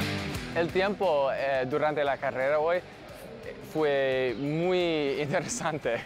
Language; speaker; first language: Spanish; non-native, learner; English